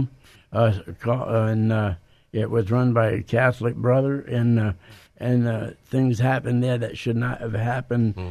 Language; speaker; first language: English; native; English